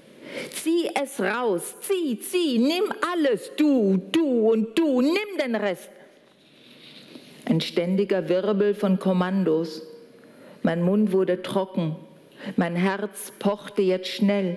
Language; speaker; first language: German; native; German